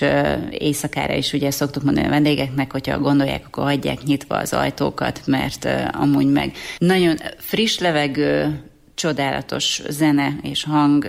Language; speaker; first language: Hungarian; native; Hungarian